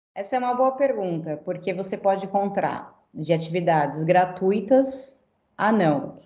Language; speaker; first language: Portuguese; native; Portuguese